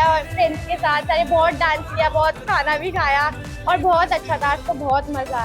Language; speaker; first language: Hindi; non-native, local second language; Gujarati